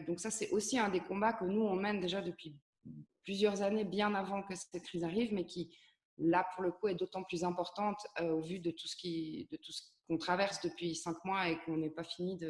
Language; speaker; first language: French; native; French